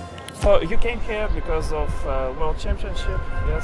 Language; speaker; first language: English; non-native, learner; Russian